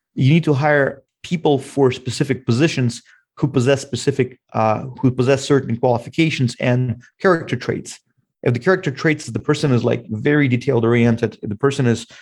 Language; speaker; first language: English; non-native, fluent; Russian